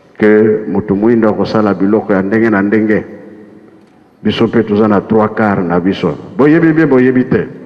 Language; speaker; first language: Lingala; non-native, local second language; Kongo